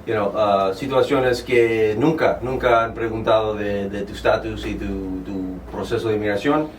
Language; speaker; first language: Spanish; early bilingual, heritage; Spanish